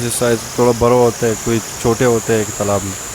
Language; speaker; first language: Hindi; non-native, local second language; Pashto